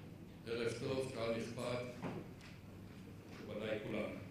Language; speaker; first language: Hebrew; native; Hebrew